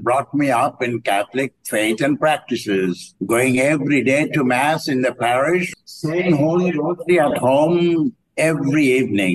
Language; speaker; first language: English; non-native, local second language; Bangla